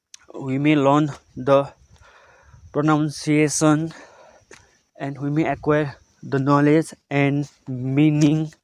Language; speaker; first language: English; non-native, local second language; Nepali